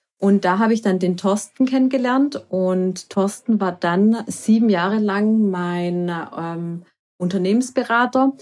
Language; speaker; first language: German; early bilingual, other home language; Croatian